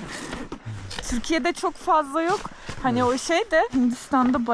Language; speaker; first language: Turkish; native; Turkish